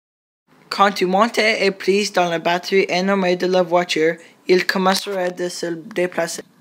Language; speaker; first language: French; non-native, learner; English